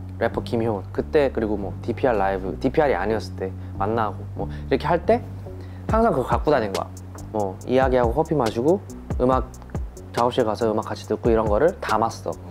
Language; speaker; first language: Korean; early bilingual, heritage; Korean